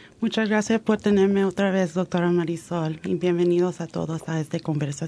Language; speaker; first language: Spanish; early bilingual, heritage; Spanish